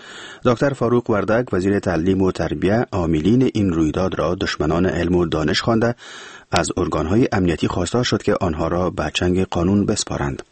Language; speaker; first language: Persian; native; Persian